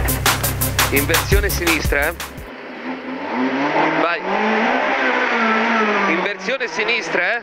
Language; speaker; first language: Italian; native; Italian